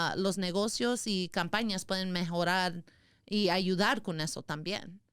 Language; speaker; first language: Spanish; early bilingual, other home language; English